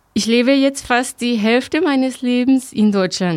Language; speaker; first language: German; non-native, fluent; Spanish